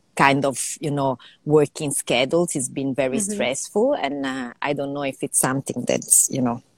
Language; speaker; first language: English; non-native, fluent; Italian